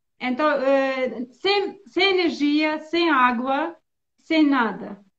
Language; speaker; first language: Portuguese; non-native, learner; Bosnian